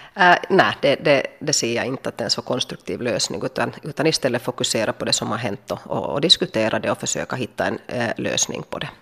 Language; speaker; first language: Swedish; native; Swedish